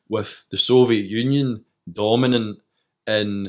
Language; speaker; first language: English; native; English